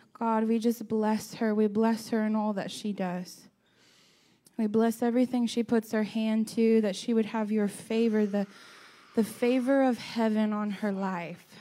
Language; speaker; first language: English; native; English